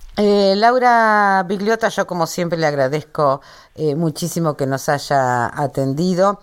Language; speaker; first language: Spanish; native; Spanish